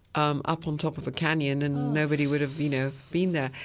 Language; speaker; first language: English; early bilingual, other home language; French